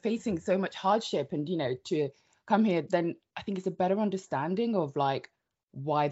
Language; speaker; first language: English; native; English